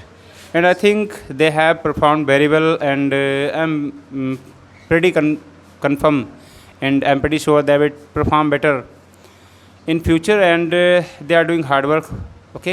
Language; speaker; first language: English; non-native, learner; Hindi